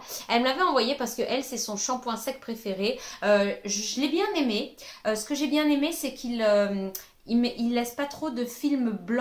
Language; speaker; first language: French; native; French